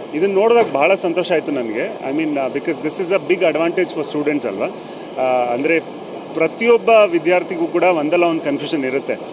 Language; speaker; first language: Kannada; native; Kannada